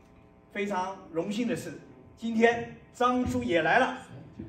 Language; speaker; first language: Chinese; native; Chinese